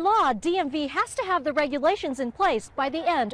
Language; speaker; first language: English; native; English